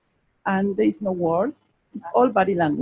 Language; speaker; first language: English; non-native, fluent; Spanish